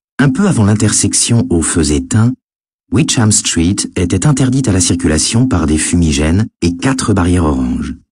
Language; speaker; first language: French; native; French